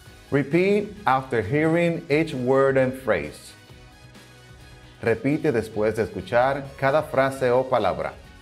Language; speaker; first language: Spanish; native; Spanish